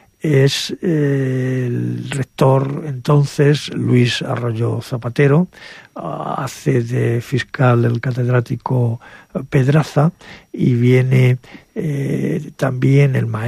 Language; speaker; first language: Spanish; native; Spanish